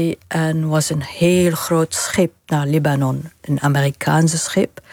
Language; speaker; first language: Dutch; non-native, fluent; Arabic